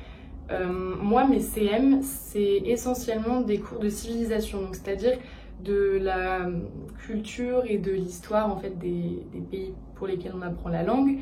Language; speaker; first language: French; native; French